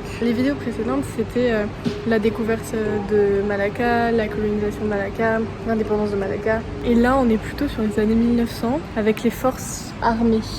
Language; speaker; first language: French; native; French